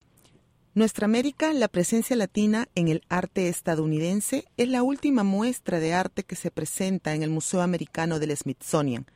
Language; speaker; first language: Spanish; native; Spanish